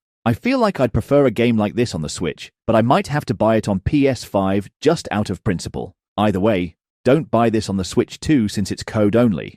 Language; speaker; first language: English; native; English